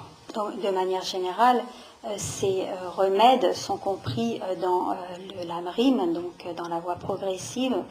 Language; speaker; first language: French; native; French